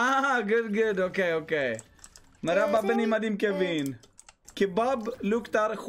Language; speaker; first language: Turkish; non-native, learner; Swedish